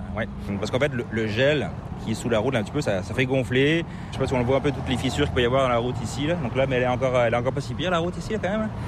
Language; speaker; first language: French; native; French